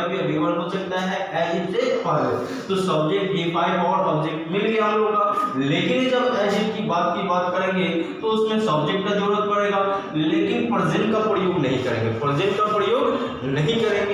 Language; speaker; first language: Hindi; native; Hindi